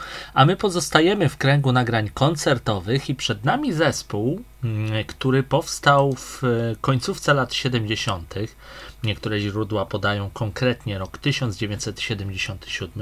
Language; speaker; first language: Polish; native; Polish